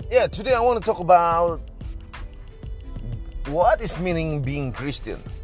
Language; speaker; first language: English; non-native, learner; Indonesian